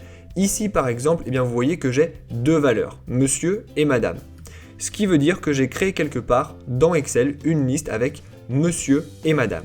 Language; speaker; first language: French; native; French